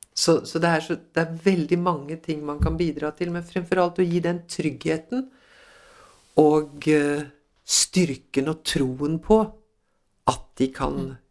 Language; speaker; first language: Norwegian; early bilingual, other home language; Swedish